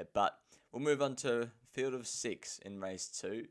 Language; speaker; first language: English; native; English